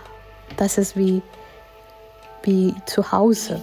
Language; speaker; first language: German; non-native, fluent; Gujarati